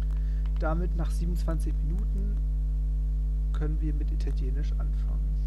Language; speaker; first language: German; non-native, fluent; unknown